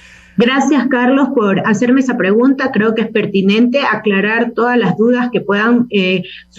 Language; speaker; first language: Spanish; native; Spanish